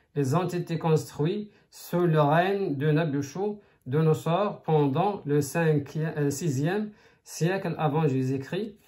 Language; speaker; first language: French; non-native, local second language; Arabic